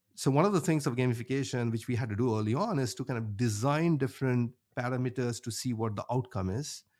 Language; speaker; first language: English; non-native, local second language; Bangla